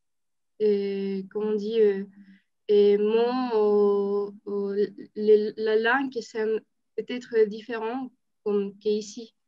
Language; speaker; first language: French; non-native, learner; Spanish